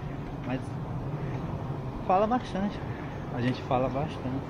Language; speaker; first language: Portuguese; non-native, fluent; Japanese